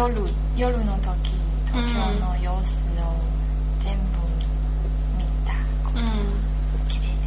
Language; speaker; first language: Japanese; non-native, learner; Chinese